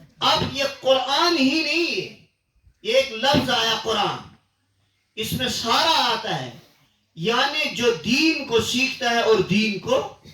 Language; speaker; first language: Urdu; non-native, local second language; Kashmiri